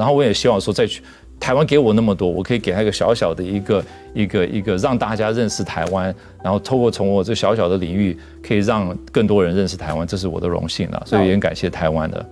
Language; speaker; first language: Chinese; non-native, fluent; English